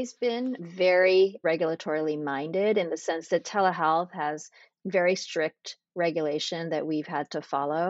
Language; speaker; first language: English; native; English